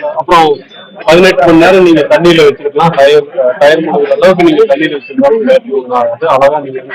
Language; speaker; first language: Tamil; native; Tamil